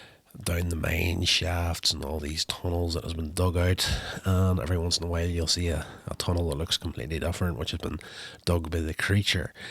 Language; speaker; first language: English; native; English